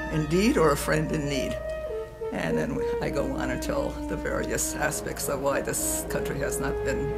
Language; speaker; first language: English; native; English